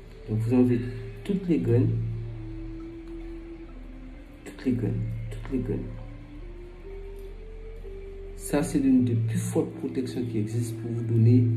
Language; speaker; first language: French; non-native, local second language; Fon